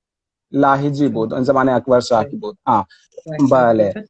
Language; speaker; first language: Persian; non-native, learner; Hindi